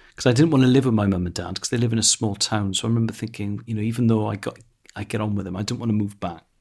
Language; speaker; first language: English; non-native, local second language; Welsh